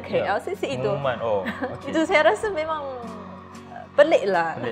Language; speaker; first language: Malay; non-native, fluent; Chinese